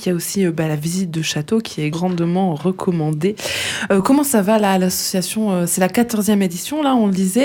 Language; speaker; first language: French; native; French